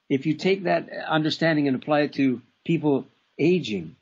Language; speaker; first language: English; native; English